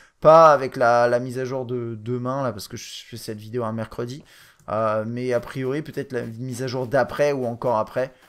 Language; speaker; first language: French; native; French